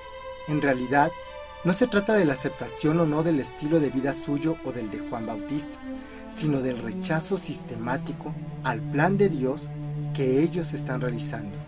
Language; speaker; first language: Spanish; native; Spanish